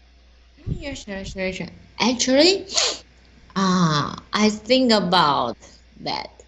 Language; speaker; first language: English; non-native, learner; Chinese